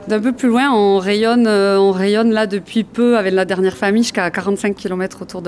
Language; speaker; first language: French; native; French